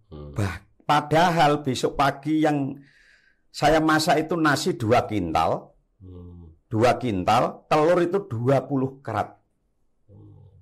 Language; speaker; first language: Indonesian; native; Indonesian